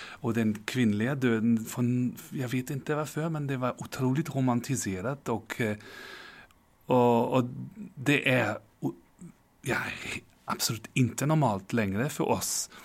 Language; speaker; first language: Swedish; non-native, fluent; German